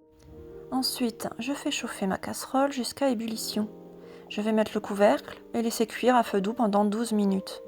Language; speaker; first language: French; native; French